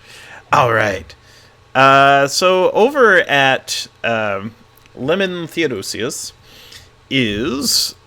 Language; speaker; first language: English; native; English